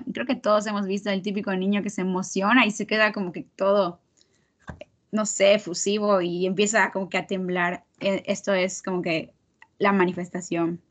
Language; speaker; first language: Spanish; native; Spanish